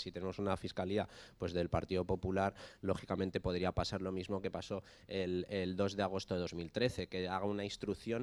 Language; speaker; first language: Spanish; native; Spanish